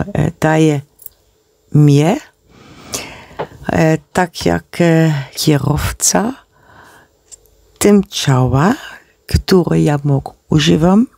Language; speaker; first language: Polish; non-native, learner; Dutch